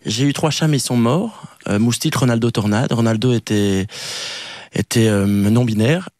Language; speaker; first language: French; native; French